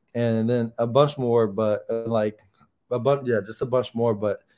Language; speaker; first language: English; native; English